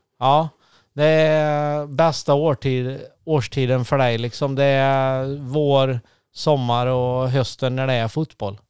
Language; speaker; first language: Swedish; native; Swedish